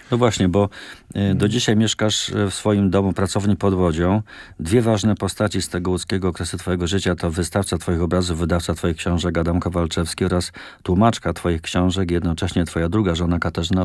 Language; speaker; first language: Polish; native; Polish